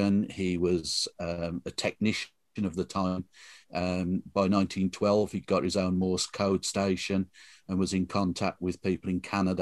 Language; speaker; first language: English; native; English